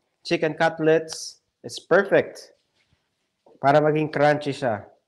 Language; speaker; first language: English; non-native, local second language; Filipino